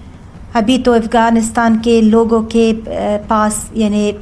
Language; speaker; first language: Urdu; non-native, learner; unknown